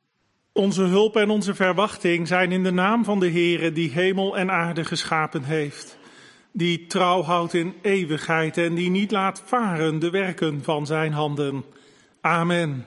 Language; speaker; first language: Dutch; native; Dutch